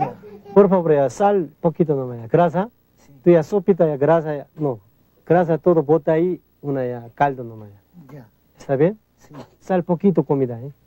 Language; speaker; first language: Spanish; non-native, learner; Korean